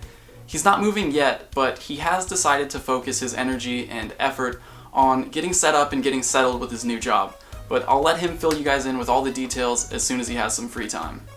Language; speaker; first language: English; native; English